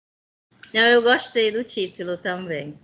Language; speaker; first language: Portuguese; non-native, fluent; English